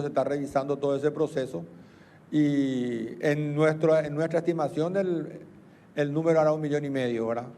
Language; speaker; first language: Spanish; native; Spanish